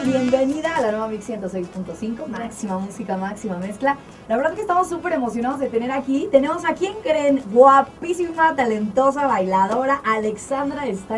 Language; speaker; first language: Spanish; native; Spanish